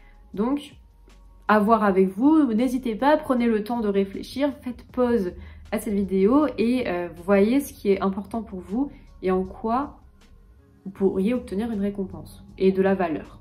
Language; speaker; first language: French; native; French